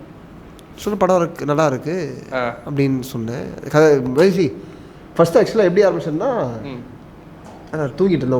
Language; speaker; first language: Tamil; native; Tamil